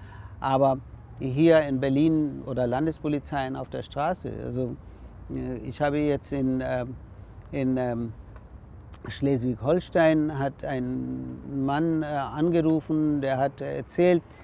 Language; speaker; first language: German; non-native, fluent; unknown